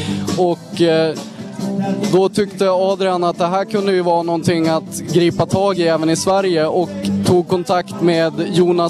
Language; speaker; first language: Swedish; native; Swedish